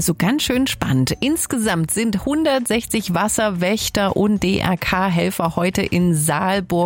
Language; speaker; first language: German; native; German